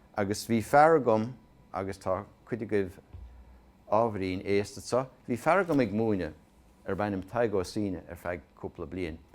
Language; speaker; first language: Irish; native; Irish